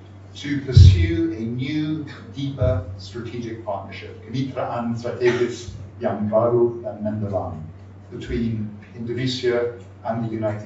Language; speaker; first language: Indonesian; non-native, fluent; English